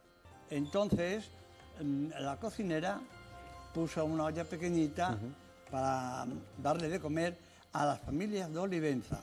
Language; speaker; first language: Spanish; native; Spanish